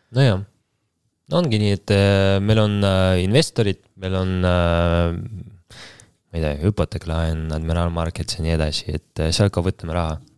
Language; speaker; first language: Estonian; non-native, local second language; Russian